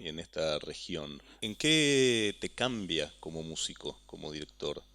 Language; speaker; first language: Spanish; native; Spanish